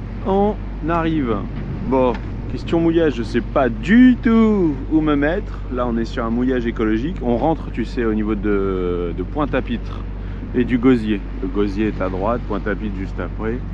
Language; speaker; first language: French; native; French